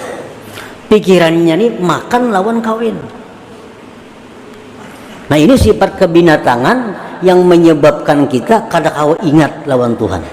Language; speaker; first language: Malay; non-native, local second language; Banjar